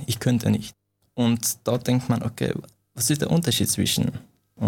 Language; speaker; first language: German; non-native, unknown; Persian